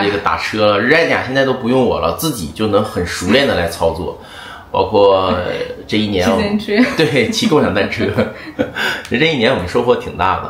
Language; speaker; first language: Chinese; native; Chinese